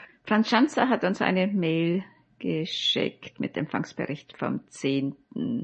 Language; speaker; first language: German; native; German